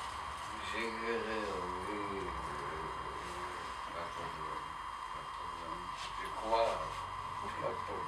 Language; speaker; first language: French; non-native, learner; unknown